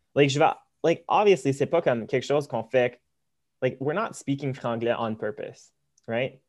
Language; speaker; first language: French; early bilingual, other home language; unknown